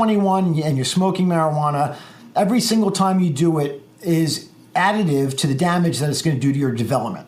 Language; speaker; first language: English; native; English